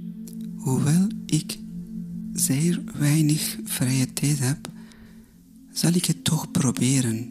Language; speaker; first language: Dutch; non-native, fluent; Persian